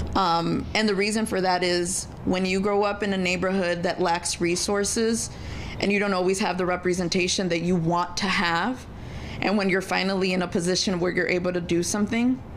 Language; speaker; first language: English; early bilingual, other home language; Spanish